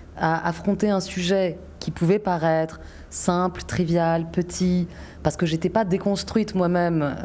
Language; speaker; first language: French; native; French